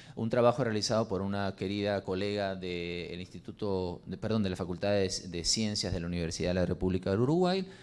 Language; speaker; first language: Spanish; native; Spanish